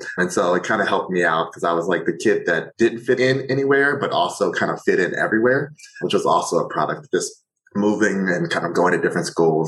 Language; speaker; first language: English; native; English